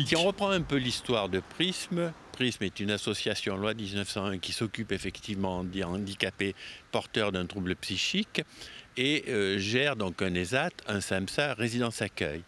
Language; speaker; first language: French; native; French